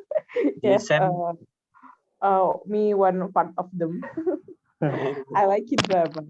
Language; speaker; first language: English; non-native, learner; Indonesian